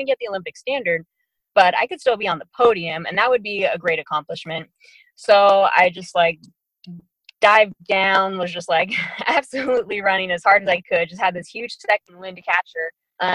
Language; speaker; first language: English; native; English